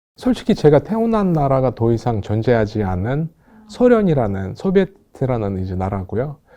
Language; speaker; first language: Korean; non-native, fluent; Russian